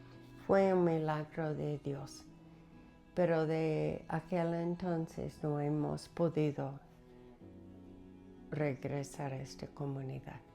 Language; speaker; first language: Spanish; non-native, fluent; English